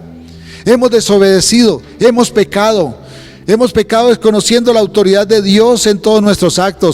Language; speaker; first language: Spanish; native; Spanish